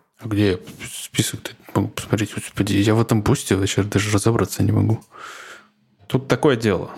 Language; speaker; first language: Russian; native; Russian